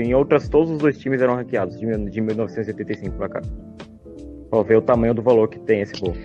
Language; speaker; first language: Portuguese; native; Portuguese